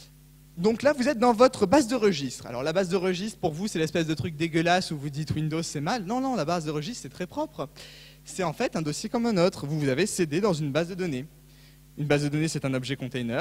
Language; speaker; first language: French; native; French